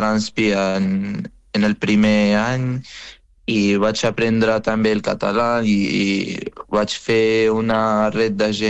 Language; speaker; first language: Catalan; non-native, fluent; Arabic